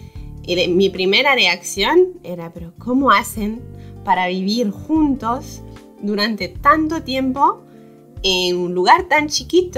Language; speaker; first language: Spanish; non-native, fluent; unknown